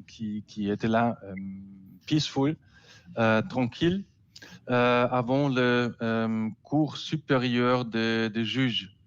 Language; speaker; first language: French; non-native, learner; German